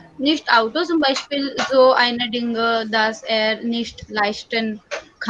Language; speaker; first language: German; non-native, learner; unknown